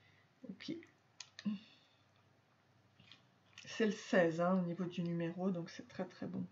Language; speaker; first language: French; native; French